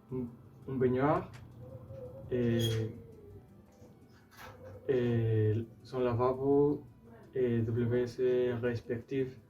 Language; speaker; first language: French; non-native, learner; Spanish